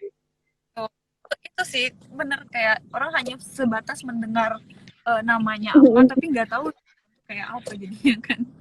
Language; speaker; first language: Indonesian; native; Indonesian